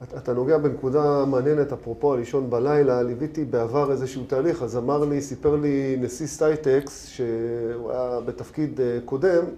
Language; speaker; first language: Hebrew; native; Hebrew